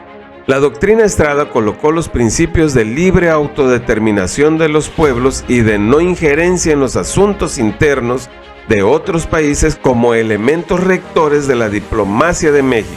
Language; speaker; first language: Spanish; native; Spanish